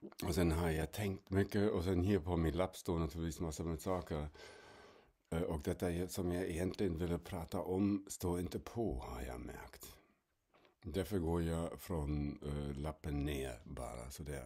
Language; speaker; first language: Swedish; non-native, fluent; German